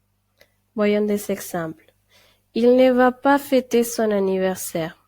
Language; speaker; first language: French; non-native, fluent; Spanish